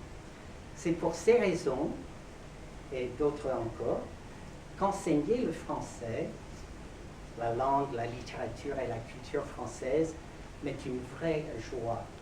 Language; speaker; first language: French; non-native, fluent; English